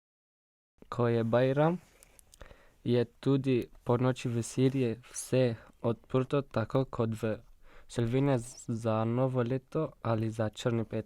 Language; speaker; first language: Slovenian; early bilingual, other home language; Arabic